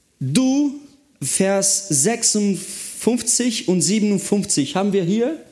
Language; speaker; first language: German; non-native, fluent; Portuguese